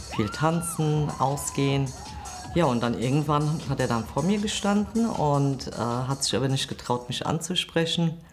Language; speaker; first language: German; early bilingual, other home language; Kurdish